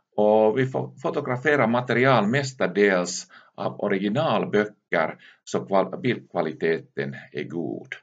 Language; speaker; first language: Swedish; non-native, local second language; Finnish